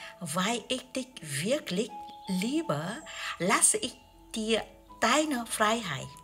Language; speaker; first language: German; non-native, learner; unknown